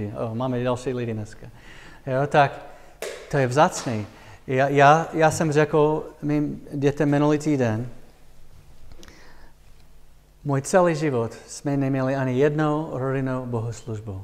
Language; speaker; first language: Czech; non-native, fluent; English